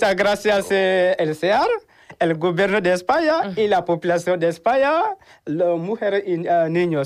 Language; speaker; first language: Spanish; non-native, learner; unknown